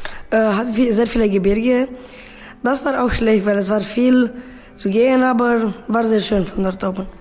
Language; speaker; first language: German; non-native, learner; Romanian